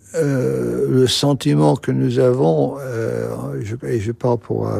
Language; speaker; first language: French; non-native, fluent; English